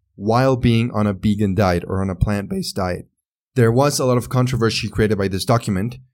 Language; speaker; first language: English; non-native, fluent; Spanish